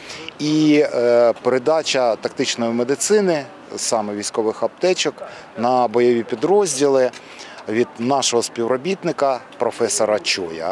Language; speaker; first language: Ukrainian; native; Ukrainian